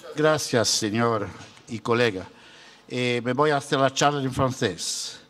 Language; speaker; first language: Spanish; non-native, learner; French